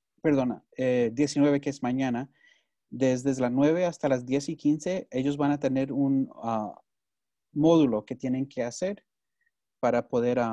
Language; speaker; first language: Spanish; early bilingual, heritage; Spanish